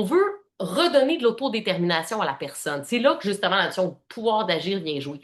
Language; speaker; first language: French; native; French